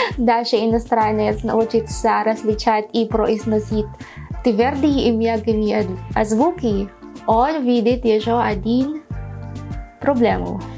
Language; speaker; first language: Russian; non-native, learner; Filipino